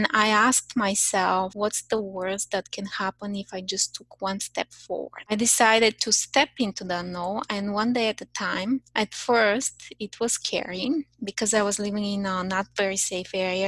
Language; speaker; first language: English; non-native, fluent; Bulgarian